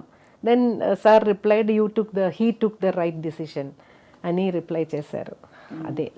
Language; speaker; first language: Telugu; non-native, fluent; Malayalam